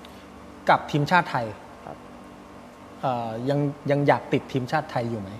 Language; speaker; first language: Thai; native; Thai